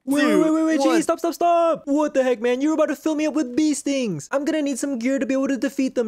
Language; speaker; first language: English; native; English